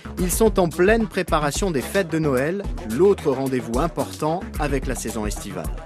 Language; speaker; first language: French; native; French